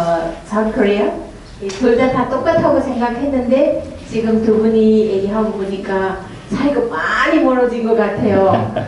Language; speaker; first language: Korean; non-native, fluent; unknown